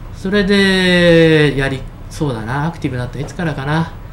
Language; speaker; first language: Japanese; native; Japanese